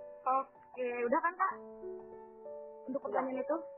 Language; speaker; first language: Indonesian; native; Indonesian